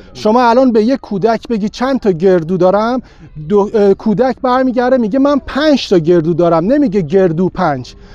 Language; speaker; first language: Persian; native; Persian